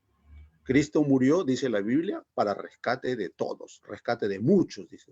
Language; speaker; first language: Spanish; native; Spanish